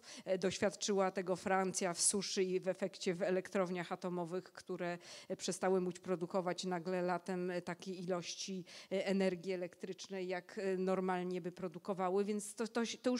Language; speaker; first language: Polish; native; Polish